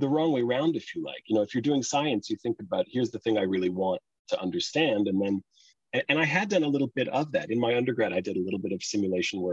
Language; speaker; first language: English; native; English